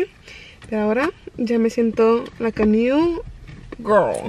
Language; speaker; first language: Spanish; early bilingual, heritage; Spanish